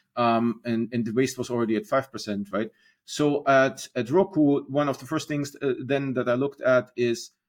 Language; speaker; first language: English; non-native, fluent; German